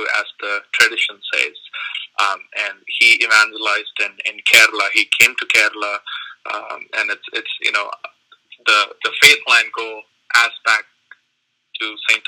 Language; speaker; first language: English; non-native, local second language; Malayalam